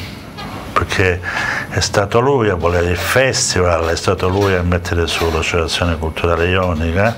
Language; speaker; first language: Italian; native; Italian